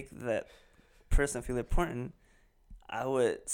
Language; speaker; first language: English; non-native, local second language; Cantonese